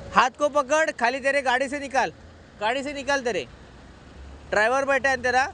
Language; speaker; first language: Hindi; non-native, local second language; Marathi